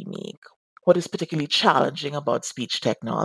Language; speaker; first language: English; native; English